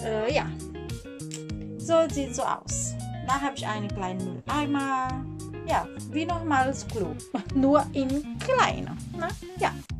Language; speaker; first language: German; non-native, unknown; Portuguese